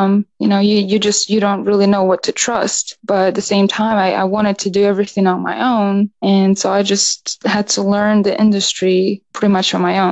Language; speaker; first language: English; non-native, fluent; Russian